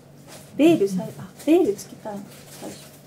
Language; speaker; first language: Japanese; native; Japanese